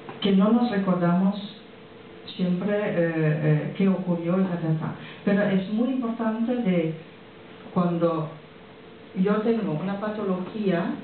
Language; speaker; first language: Spanish; non-native, fluent; French